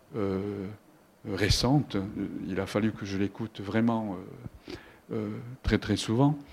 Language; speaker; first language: French; non-native, fluent; Japanese